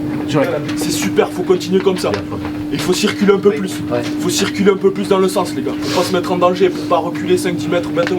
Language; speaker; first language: French; native; French